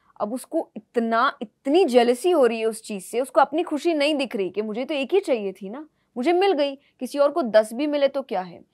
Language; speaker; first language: Hindi; native; Hindi